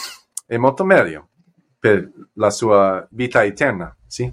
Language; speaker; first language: Italian; non-native, learner; English